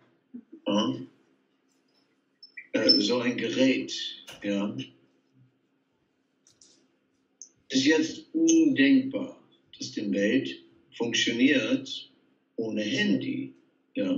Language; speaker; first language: German; non-native, fluent; Dutch